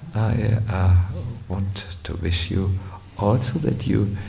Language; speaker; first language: English; non-native, fluent; German